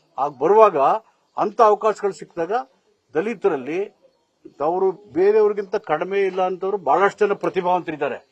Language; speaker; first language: Kannada; native; Kannada